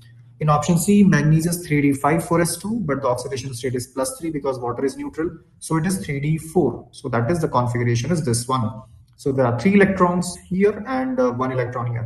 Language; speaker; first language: English; non-native, local second language; Hindi